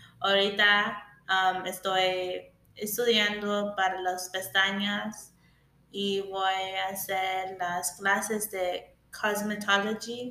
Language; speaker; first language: Spanish; early bilingual, heritage; English